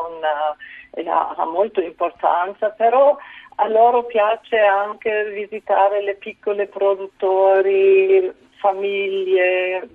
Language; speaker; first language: Italian; non-native, fluent; German